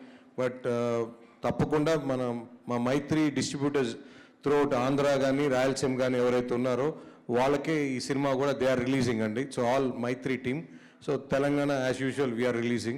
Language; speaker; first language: Telugu; native; Telugu